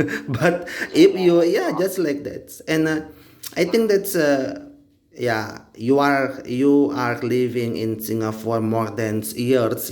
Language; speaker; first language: English; non-native, learner; Indonesian